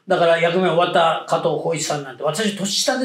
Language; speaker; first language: Japanese; native; Japanese